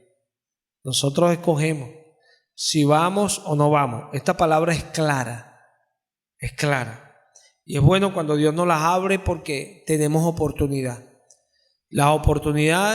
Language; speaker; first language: Spanish; native; Spanish